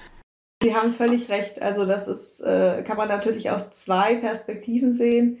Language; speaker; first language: German; native; German